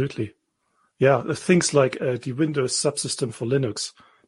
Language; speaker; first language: English; non-native, fluent; German